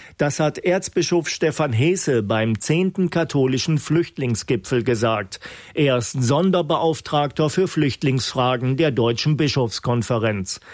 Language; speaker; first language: German; native; German